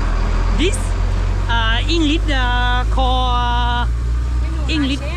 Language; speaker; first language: English; non-native, learner; Hmong